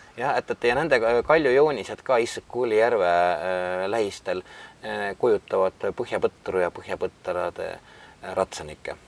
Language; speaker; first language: Estonian; native; Estonian